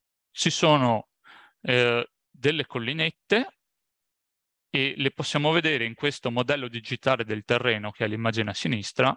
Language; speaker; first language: Italian; native; Italian